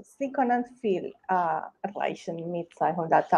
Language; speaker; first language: German; non-native, learner; Spanish